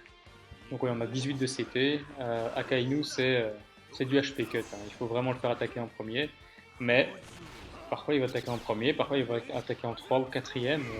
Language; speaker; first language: French; native; French